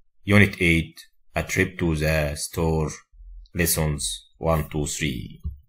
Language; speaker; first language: English; non-native, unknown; Arabic